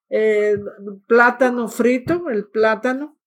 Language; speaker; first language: Spanish; native; Spanish